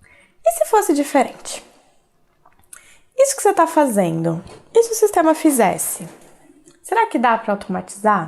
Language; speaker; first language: Portuguese; native; Portuguese